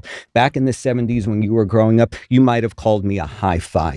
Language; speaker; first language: English; native; English